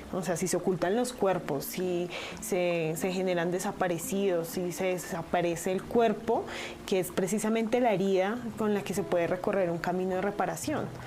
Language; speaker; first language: Spanish; native; Spanish